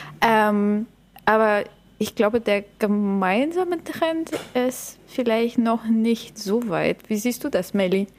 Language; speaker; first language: German; non-native, fluent; Bulgarian